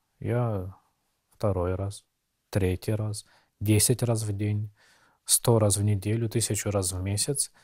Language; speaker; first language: Russian; native; Russian